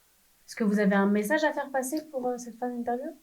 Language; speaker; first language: French; native; French